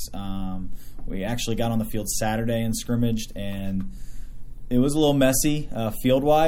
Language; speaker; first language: English; native; English